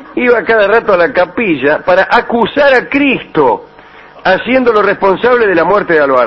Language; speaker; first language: Spanish; native; Spanish